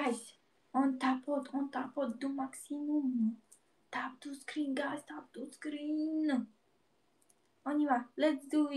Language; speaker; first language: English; non-native, learner; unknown